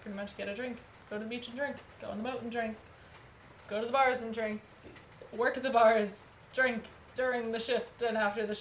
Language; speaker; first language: English; native; English